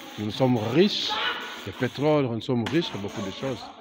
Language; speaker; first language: French; non-native, learner; Portuguese